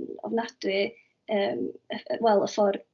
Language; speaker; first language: Welsh; native; Welsh